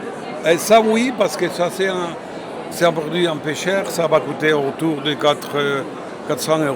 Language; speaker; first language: French; non-native, fluent; Spanish